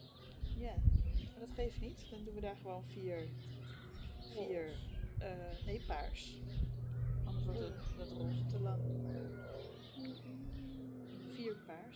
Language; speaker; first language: Dutch; native; Dutch